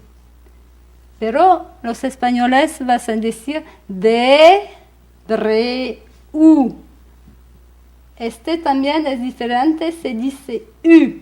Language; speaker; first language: Spanish; non-native, fluent; French